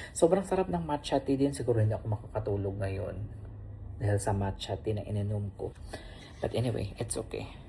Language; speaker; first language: Filipino; non-native, local second language; Cebuano